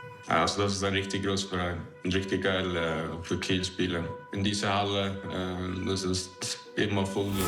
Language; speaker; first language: German; non-native, learner; Faroese